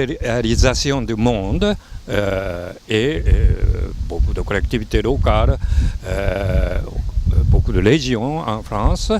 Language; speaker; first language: French; non-native, fluent; Japanese